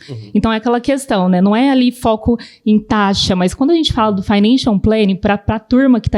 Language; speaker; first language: Portuguese; native; Portuguese